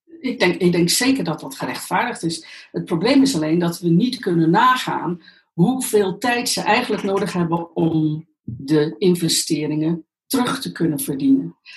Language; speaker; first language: Dutch; native; Dutch